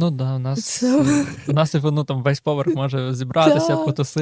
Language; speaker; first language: Ukrainian; native; Ukrainian